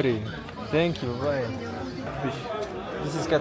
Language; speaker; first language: English; non-native, learner; French